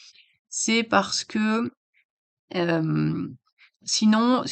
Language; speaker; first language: French; native; French